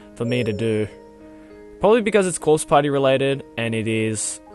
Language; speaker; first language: English; early bilingual, other home language; Japanese